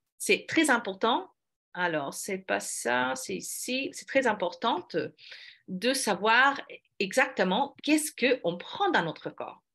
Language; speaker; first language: French; non-native, fluent; English